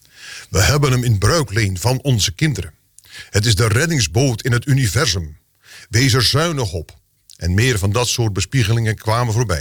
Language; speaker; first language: Dutch; native; Dutch